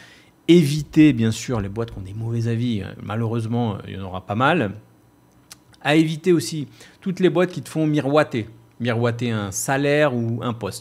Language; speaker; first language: French; native; French